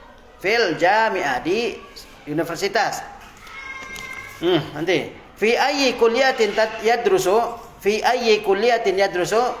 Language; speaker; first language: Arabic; non-native, fluent; Indonesian